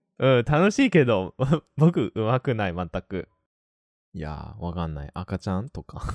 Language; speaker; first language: Japanese; non-native, learner; English